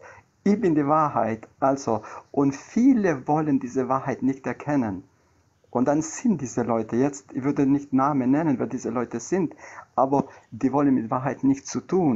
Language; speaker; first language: German; non-native, learner; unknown